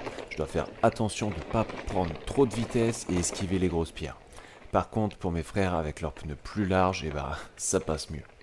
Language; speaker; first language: French; native; French